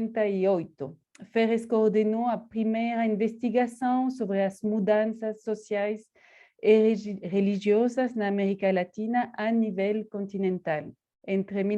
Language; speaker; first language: Portuguese; non-native, fluent; Spanish